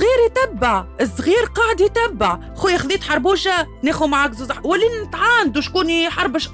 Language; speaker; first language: Arabic; native; Arabic